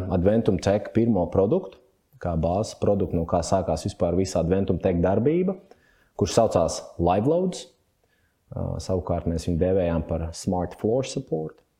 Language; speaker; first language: Latvian; native; Latvian